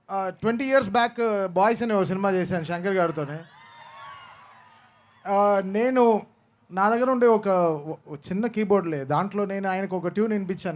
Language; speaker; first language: Telugu; native; Telugu